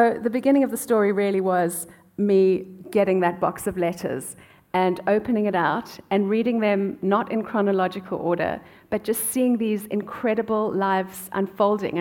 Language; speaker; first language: English; native; English